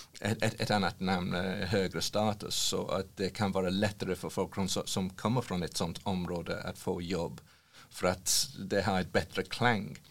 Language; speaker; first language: Swedish; non-native, fluent; English